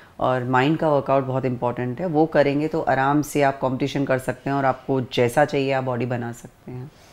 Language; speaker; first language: Hindi; native; Hindi